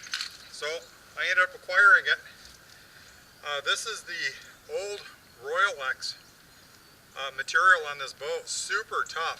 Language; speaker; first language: English; native; English